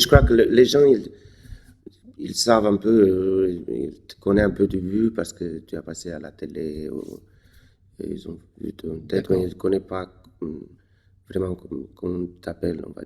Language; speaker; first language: French; non-native, fluent; Romanian